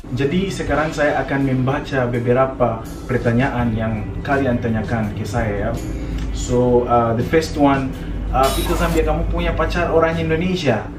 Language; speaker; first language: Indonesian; non-native, fluent; Nyanja